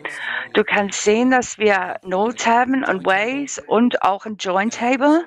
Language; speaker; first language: German; non-native, learner; English